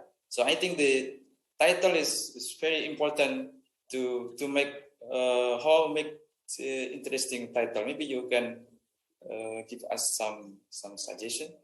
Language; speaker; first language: English; non-native, fluent; Indonesian